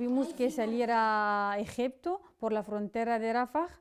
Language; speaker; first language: Spanish; non-native, fluent; Arabic